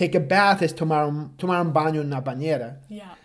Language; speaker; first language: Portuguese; non-native, fluent; English